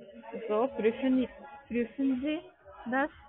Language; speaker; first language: German; non-native, learner; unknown